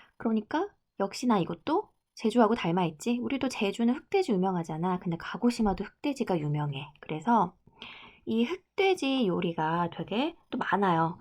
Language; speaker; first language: Korean; native; Korean